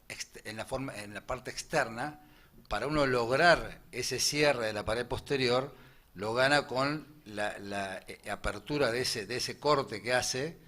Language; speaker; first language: Spanish; native; Spanish